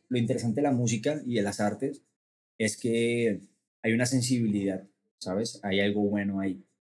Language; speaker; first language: Spanish; native; Spanish